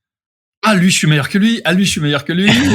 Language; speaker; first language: French; native; French